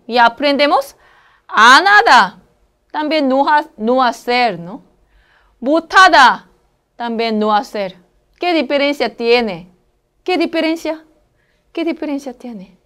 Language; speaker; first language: Spanish; non-native, learner; Korean